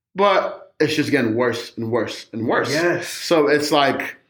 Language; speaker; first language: English; native; English